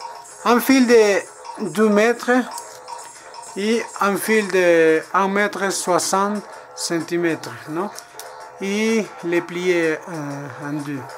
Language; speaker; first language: French; non-native, learner; Spanish